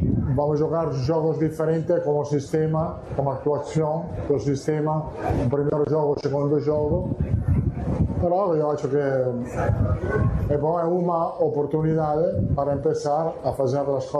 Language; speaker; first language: Portuguese; non-native, fluent; Italian